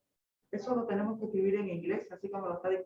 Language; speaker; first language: Spanish; native; Spanish